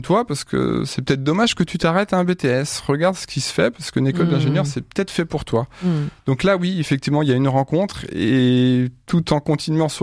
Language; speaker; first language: French; native; French